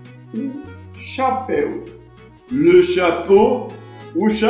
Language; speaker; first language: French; non-native, fluent; Portuguese